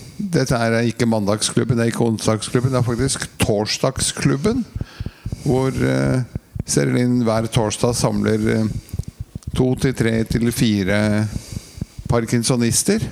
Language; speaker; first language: Norwegian; native; Norwegian